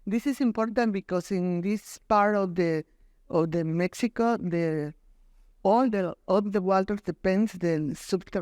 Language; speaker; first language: English; non-native, learner; Spanish